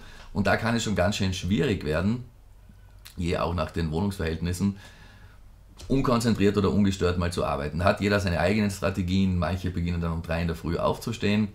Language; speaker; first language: German; native; German